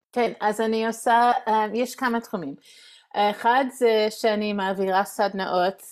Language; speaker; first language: Hebrew; non-native, fluent; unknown